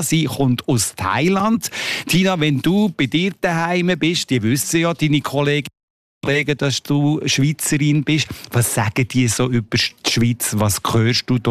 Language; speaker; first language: German; native; German